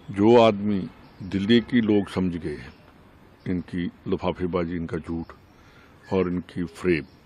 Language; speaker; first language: Hindi; non-native, local second language; Punjabi